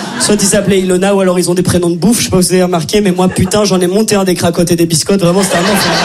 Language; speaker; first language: French; native; French